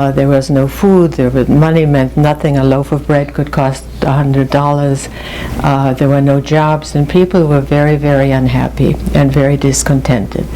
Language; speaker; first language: English; early bilingual, other home language; German